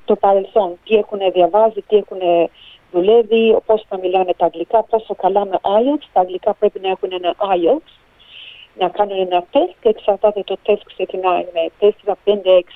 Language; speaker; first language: Greek; early bilingual, heritage; Greek